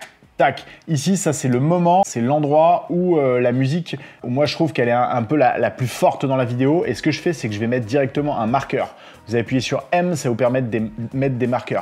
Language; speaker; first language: French; native; French